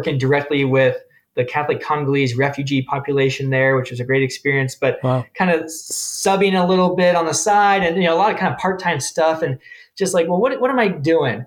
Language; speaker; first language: English; native; English